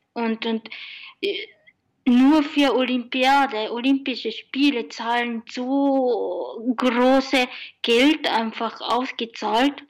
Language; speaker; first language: German; non-native, learner; Japanese